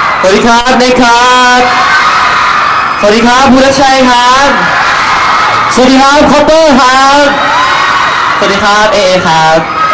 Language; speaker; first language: Thai; native; Thai